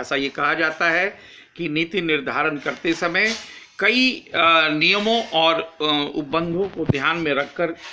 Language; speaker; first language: Hindi; native; Hindi